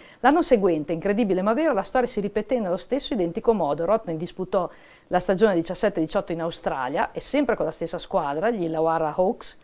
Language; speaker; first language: Italian; native; Italian